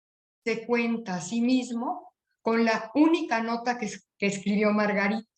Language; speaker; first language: Spanish; native; Spanish